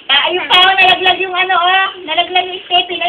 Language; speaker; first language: Filipino; native; Filipino